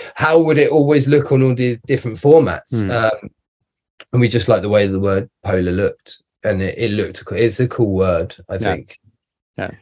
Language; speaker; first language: English; native; English